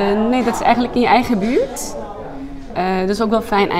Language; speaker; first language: Dutch; non-native, fluent; Turkish